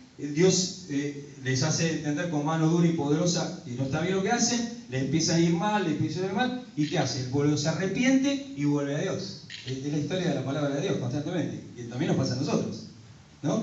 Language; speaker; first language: Spanish; native; Spanish